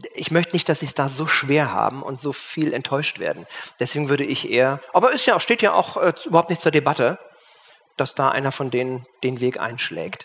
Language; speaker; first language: German; native; German